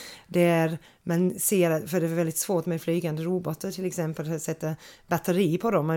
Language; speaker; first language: Swedish; non-native, fluent; English